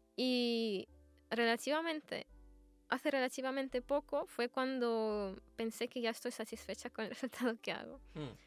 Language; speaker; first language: Spanish; non-native, fluent; Russian